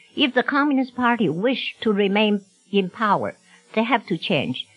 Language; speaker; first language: English; non-native, fluent; Chinese